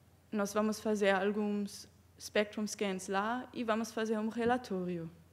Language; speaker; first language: Portuguese; non-native, fluent; German